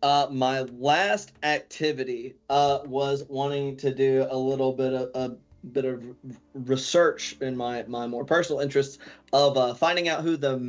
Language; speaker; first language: English; native; English